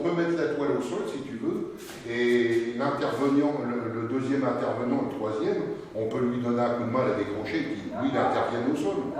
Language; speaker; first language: French; native; French